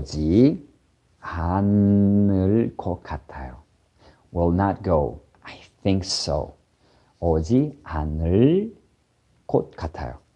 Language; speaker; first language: Korean; non-native, fluent; Ukrainian